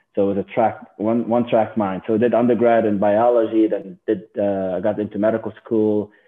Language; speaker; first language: English; non-native, fluent; Arabic